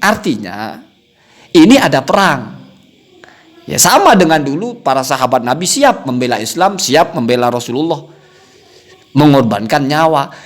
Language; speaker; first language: Indonesian; non-native, local second language; Madurese